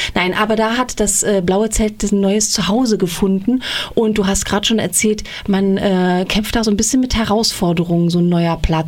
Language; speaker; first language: German; native; German